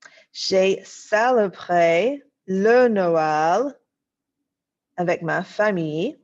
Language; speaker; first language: French; non-native, fluent; English